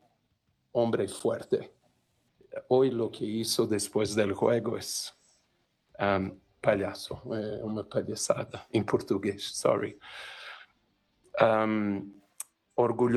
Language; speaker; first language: Spanish; non-native, fluent; Portuguese